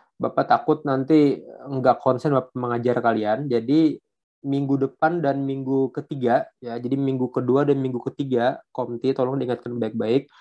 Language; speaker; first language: Indonesian; non-native, local second language; Banjar